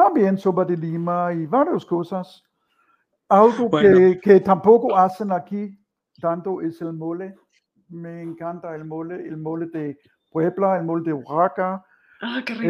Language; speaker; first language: Spanish; non-native, fluent; Danish